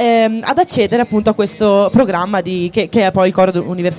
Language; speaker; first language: Italian; native; Italian